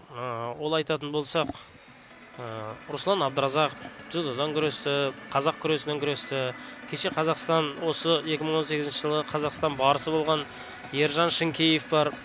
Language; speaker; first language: Kazakh; native; Kazakh